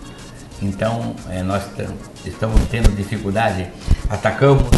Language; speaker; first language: Spanish; non-native, learner; Portuguese